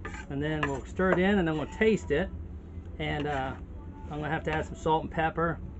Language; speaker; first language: English; native; English